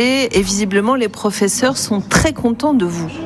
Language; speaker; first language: French; native; French